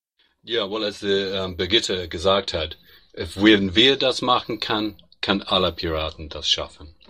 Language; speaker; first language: German; non-native, learner; English